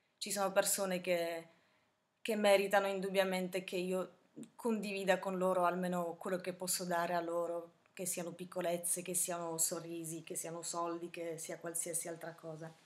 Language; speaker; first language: Italian; non-native, fluent; Slovak